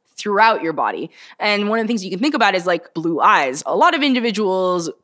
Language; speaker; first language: English; early bilingual, other home language; Bulgarian